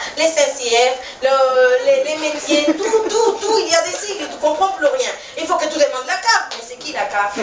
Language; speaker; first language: French; non-native, fluent; Spanish